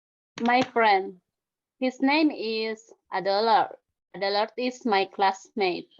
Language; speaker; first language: English; non-native, learner; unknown